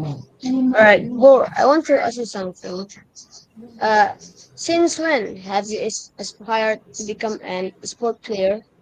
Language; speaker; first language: English; non-native, learner; Indonesian